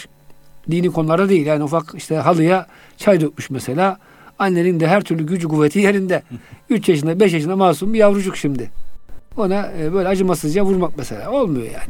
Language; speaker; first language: Turkish; native; Turkish